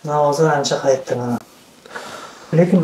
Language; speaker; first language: Kyrgyz; non-native, learner; Uzbek